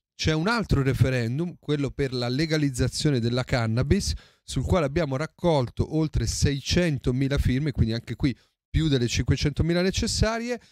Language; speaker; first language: Italian; native; Italian